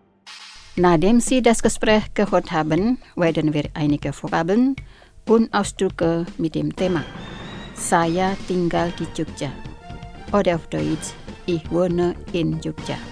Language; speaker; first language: German; non-native, fluent; Indonesian